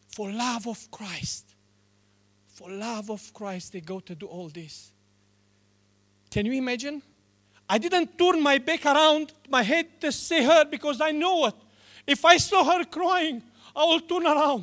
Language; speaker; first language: English; non-native, learner; Romanian